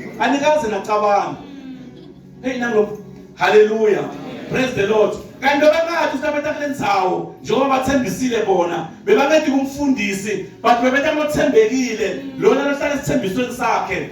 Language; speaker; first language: Zulu; non-native, local second language; Swati